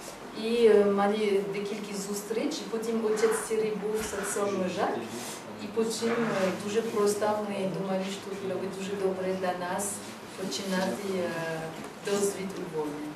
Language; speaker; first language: Ukrainian; non-native, learner; French